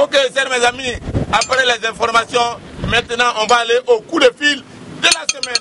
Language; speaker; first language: French; non-native, local second language; Bambara